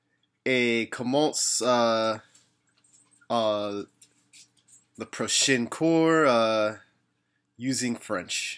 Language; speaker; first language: French; non-native, learner; English